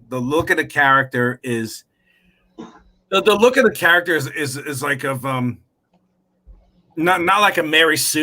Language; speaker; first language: English; native; English